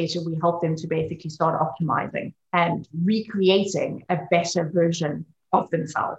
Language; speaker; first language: English; native; English